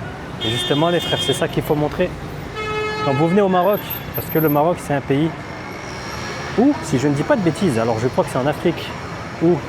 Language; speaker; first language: French; native; French